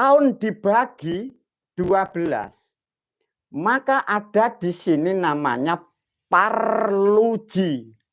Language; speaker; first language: Indonesian; non-native, local second language; Javanese